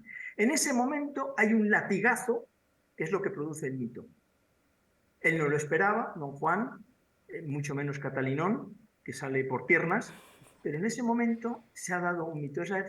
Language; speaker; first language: Spanish; native; Spanish